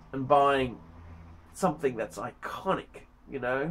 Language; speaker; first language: English; native; English